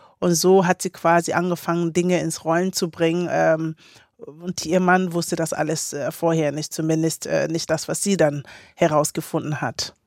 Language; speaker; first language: German; early bilingual, other home language; Akan